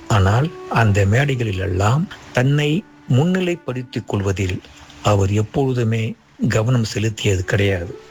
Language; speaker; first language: Tamil; native; Tamil